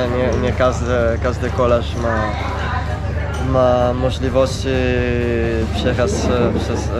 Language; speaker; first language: Polish; non-native, fluent; Italian